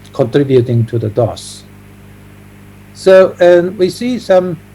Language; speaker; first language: English; non-native, fluent; Japanese